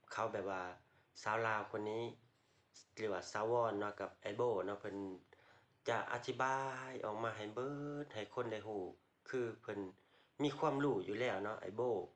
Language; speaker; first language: Thai; non-native, local second language; Lao